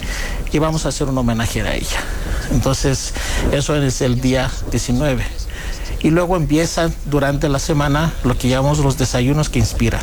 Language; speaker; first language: Spanish; non-native, fluent; Greek